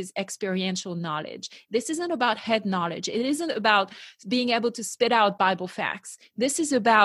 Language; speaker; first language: English; non-native, fluent; French